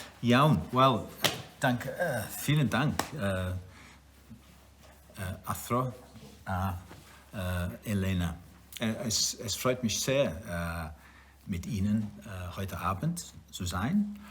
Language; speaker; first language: German; non-native, learner; Welsh